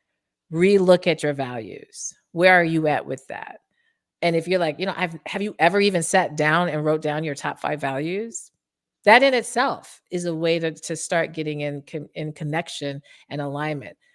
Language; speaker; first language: English; native; English